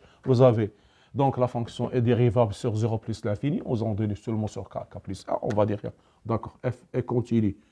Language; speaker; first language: French; non-native, local second language; Arabic